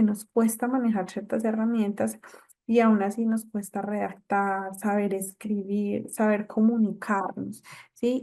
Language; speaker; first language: Spanish; native; Spanish